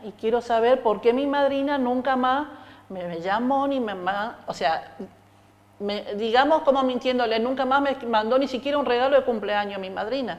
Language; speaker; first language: Spanish; native; Spanish